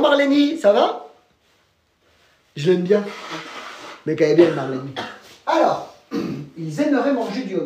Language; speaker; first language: French; native; French